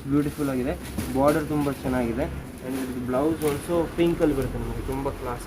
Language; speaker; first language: Kannada; non-native, local second language; Hindi